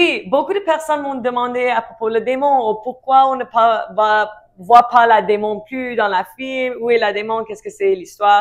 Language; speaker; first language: French; non-native, learner; English